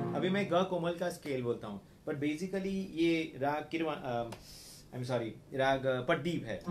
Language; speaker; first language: Hindi; non-native, local second language; Gujarati